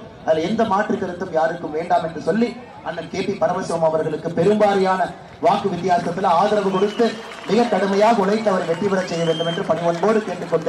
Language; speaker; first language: Tamil; native; Tamil